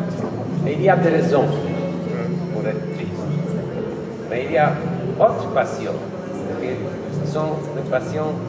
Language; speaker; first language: French; non-native, learner; Polish